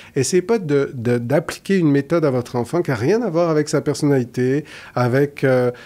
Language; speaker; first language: French; native; French